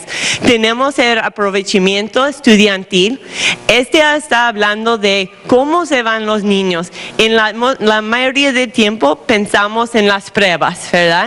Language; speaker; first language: Spanish; non-native, fluent; English